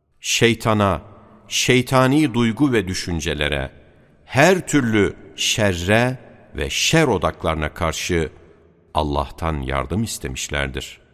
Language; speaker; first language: Turkish; native; Turkish